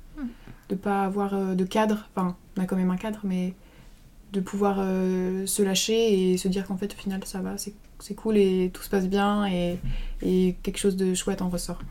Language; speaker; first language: French; native; French